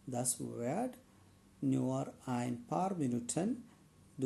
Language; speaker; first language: German; non-native, learner; Malayalam